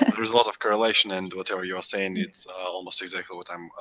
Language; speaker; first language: English; non-native, fluent; Russian